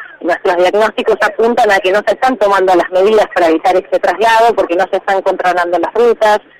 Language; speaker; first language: Spanish; native; Spanish